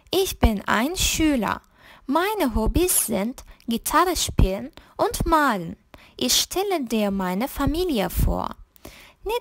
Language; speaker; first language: German; non-native, fluent; Turkish